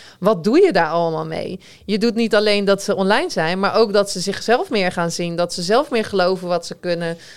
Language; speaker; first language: Dutch; native; Dutch